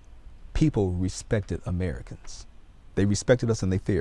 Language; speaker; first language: English; native; English